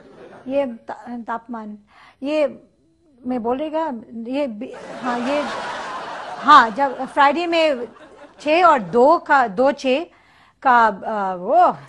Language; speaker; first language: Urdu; non-native, learner; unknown